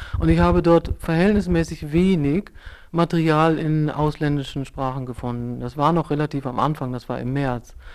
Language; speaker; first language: German; native; German